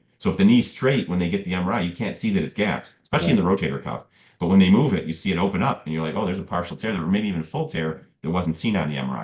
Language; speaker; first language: English; native; English